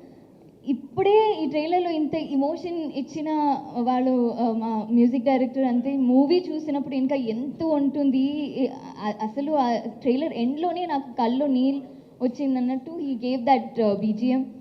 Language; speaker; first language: Telugu; non-native, local second language; Tamil